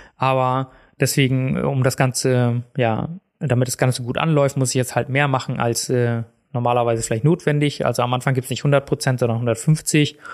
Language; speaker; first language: German; native; German